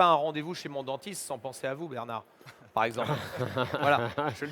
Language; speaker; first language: French; native; French